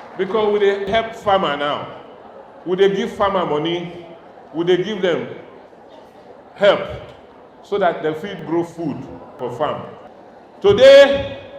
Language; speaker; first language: Nigerian Pidgin; non-native, local second language; Bini